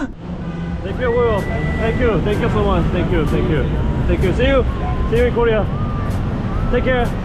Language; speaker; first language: English; non-native, learner; Korean